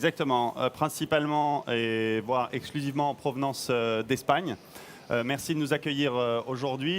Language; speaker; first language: French; native; French